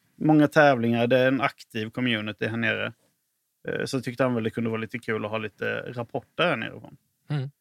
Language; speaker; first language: Swedish; native; Swedish